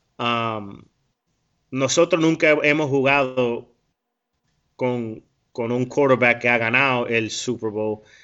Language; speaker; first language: Spanish; early bilingual, heritage; Spanish